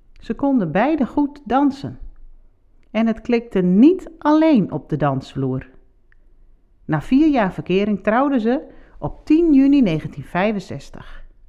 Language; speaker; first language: Dutch; non-native, local second language; Western Frisian